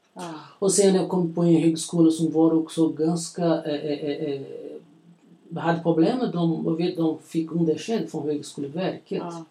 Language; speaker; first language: Swedish; non-native, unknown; Portuguese